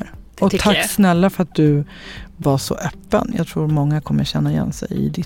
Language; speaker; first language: Swedish; native; Swedish